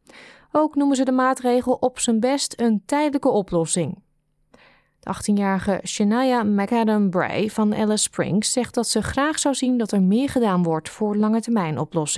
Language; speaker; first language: Dutch; native; Dutch